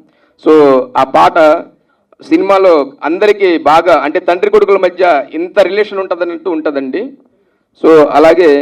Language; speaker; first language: Telugu; native; Telugu